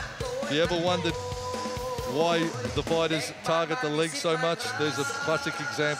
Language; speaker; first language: English; native; English